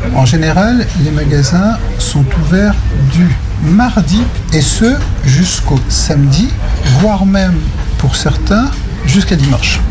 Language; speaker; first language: French; native; French